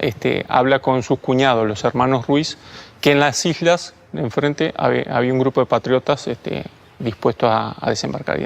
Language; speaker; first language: Spanish; native; Spanish